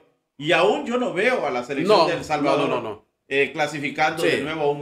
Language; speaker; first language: Spanish; native; Spanish